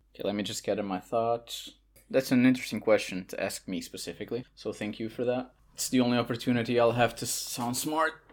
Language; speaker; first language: English; non-native, fluent; Portuguese